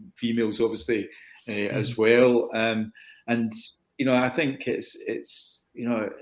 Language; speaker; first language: English; native; English